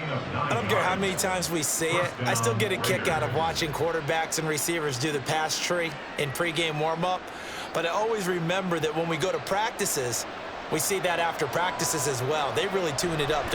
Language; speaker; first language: English; native; English